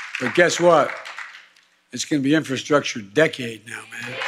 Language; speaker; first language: English; native; English